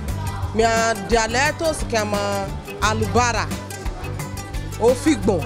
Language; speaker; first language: Italian; non-native, learner; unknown